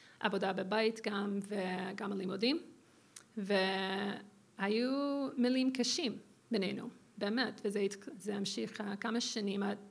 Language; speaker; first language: Hebrew; non-native, fluent; English